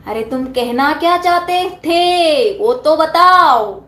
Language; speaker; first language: Hindi; non-native, local second language; Marathi